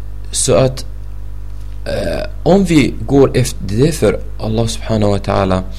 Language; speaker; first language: Swedish; non-native, fluent; Arabic